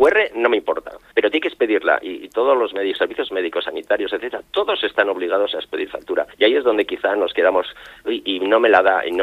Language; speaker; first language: Spanish; native; Spanish